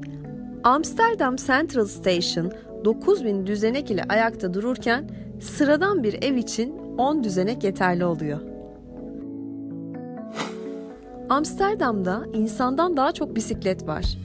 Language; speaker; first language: Turkish; native; Turkish